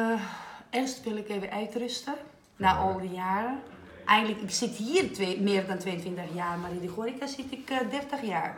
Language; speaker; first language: Dutch; non-native, fluent; Greek